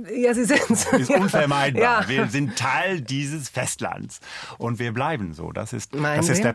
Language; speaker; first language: German; non-native, fluent; English